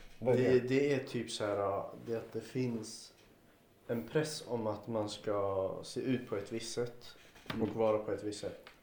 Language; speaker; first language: Swedish; early bilingual, other home language; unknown